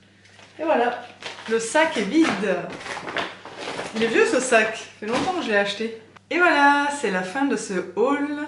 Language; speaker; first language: French; native; French